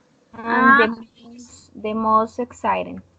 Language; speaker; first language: English; non-native, learner; Spanish